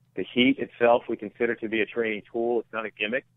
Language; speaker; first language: English; native; English